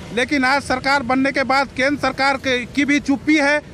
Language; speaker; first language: Hindi; native; Hindi